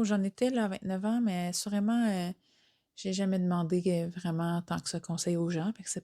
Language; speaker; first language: French; native; French